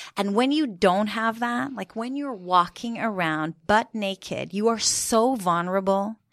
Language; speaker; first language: English; non-native, fluent; Hebrew